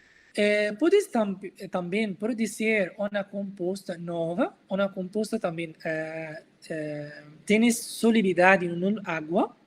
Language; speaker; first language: Spanish; non-native, learner; Arabic